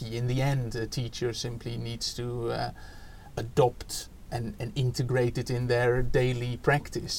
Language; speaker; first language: English; non-native, fluent; Dutch